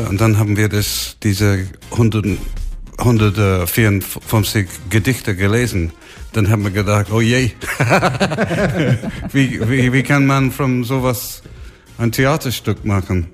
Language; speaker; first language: German; non-native, learner; English